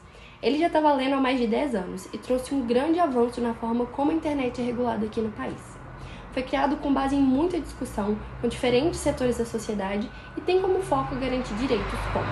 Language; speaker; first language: Portuguese; native; Portuguese